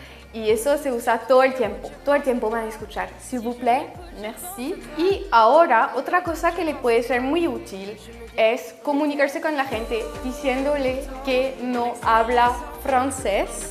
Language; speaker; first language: Spanish; non-native, fluent; French